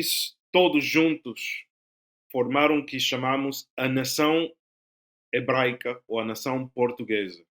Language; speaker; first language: Portuguese; non-native, fluent; Spanish